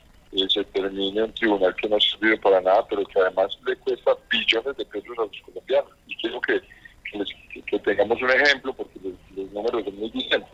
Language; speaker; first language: Spanish; native; Spanish